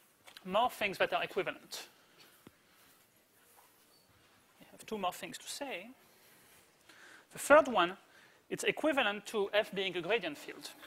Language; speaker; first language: English; native; English